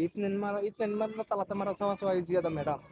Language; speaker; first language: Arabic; non-native, learner; Bangla